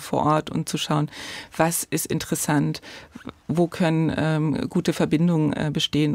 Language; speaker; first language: German; native; German